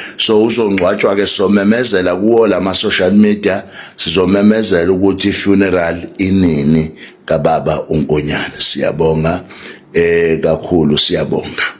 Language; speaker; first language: Zulu; native; Zulu